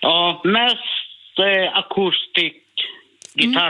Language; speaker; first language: Swedish; non-native, learner; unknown